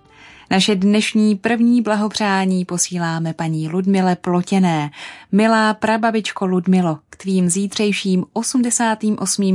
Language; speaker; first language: Czech; native; Czech